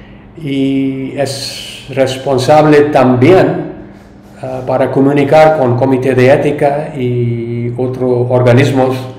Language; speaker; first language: Spanish; non-native, learner; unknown